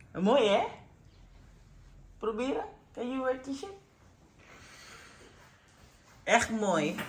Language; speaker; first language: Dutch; non-native, learner; Filipino